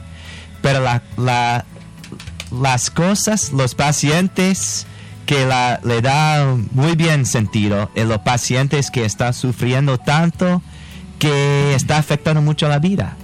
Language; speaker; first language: Spanish; non-native, fluent; English